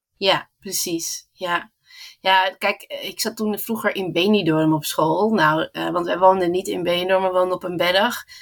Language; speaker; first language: Dutch; early bilingual, heritage; Dutch